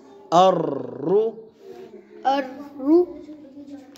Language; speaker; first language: Arabic; non-native, learner; Urdu